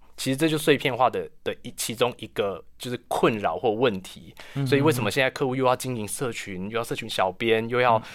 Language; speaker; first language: Chinese; native; Chinese